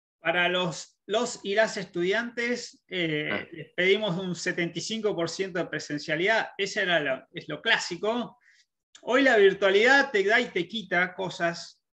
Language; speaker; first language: Spanish; native; Spanish